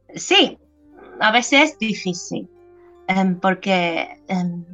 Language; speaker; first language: Spanish; non-native, fluent; English